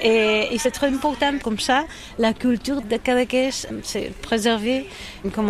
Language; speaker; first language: French; non-native, learner; Catalan